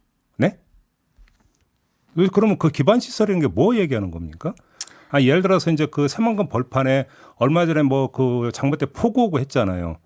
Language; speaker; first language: Korean; native; Korean